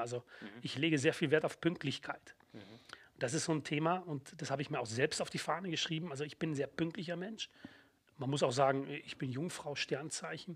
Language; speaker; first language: German; native; German